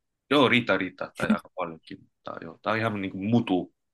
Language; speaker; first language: Finnish; non-native, fluent; Korean